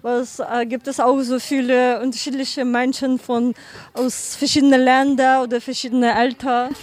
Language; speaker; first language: German; non-native, learner; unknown